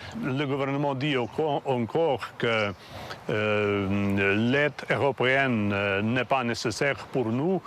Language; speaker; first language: French; non-native, fluent; Slovenian